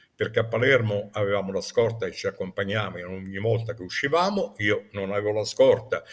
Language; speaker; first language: Italian; native; Italian